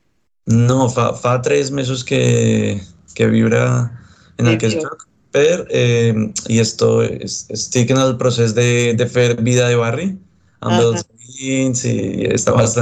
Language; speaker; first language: Catalan; non-native, fluent; Spanish